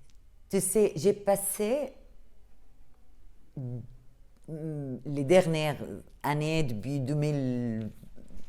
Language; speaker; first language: French; non-native, fluent; Arabic